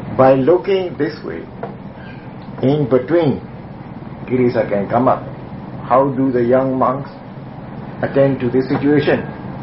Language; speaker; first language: English; non-native, fluent; Burmese